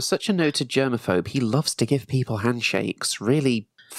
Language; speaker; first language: English; native; English